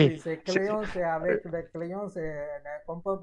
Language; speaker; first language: French; non-native, learner; Tamil